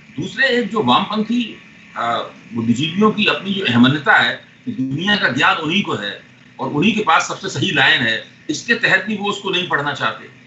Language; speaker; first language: Hindi; native; Hindi